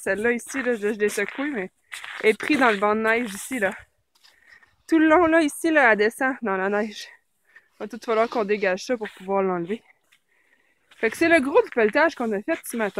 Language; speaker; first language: French; native; French